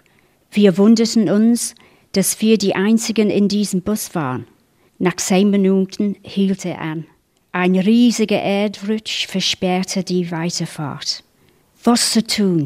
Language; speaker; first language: German; non-native, fluent; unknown